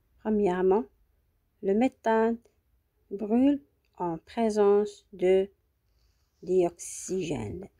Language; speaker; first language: French; non-native, local second language; Arabic